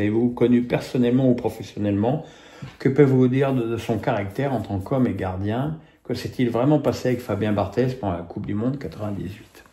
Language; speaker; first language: French; native; French